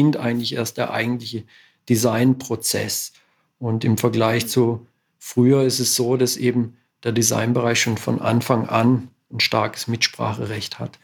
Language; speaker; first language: German; native; German